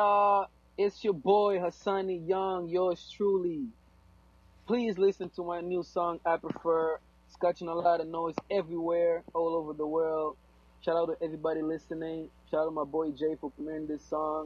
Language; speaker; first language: English; non-native, fluent; Portuguese